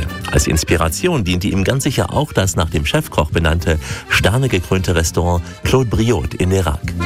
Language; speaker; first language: German; native; German